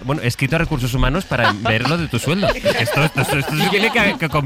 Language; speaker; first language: Spanish; native; Spanish